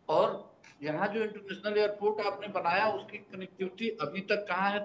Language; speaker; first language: Hindi; native; Hindi